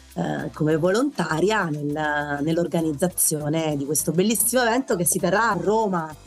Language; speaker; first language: Italian; native; Italian